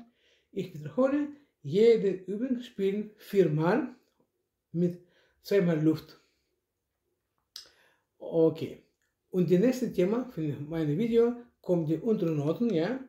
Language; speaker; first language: German; non-native, learner; Russian